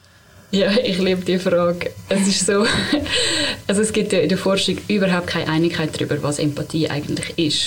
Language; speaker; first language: German; native; German